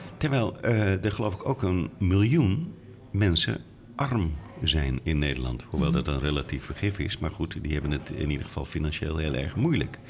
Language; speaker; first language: Dutch; native; Dutch